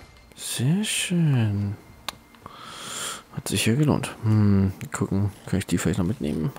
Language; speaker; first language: German; native; German